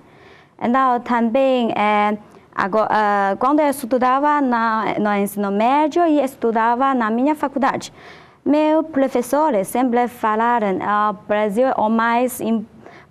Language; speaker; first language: Portuguese; non-native, learner; Chinese